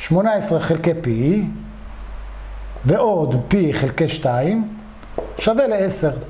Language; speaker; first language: Hebrew; native; Hebrew